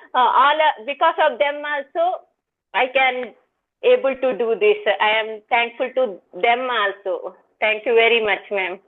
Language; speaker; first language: English; non-native, local second language; Hindi